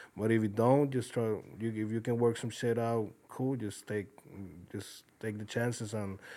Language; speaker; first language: English; early bilingual, other home language; Spanish